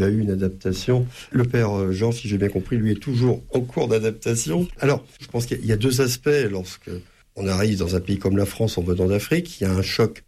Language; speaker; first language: French; native; French